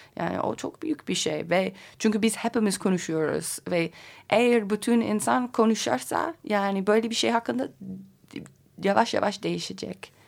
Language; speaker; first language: Turkish; non-native, learner; English